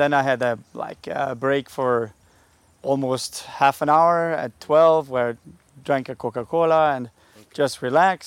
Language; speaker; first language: English; non-native, fluent; Danish